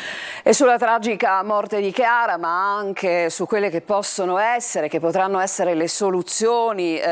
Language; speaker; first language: Italian; native; Italian